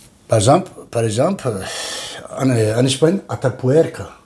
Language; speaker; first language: French; non-native, learner; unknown